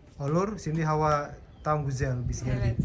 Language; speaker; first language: Turkish; non-native, learner; Indonesian